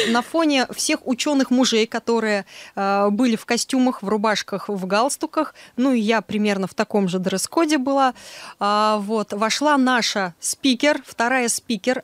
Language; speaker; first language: Russian; native; Russian